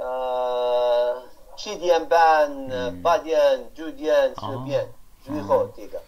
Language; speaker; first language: Chinese; non-native, learner; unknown